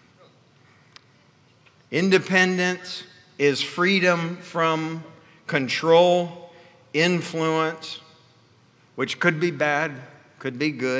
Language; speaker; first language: English; native; English